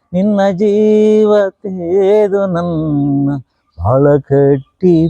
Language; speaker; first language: Kannada; non-native, local second language; Telugu